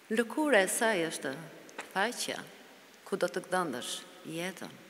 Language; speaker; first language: Italian; non-native, learner; Albanian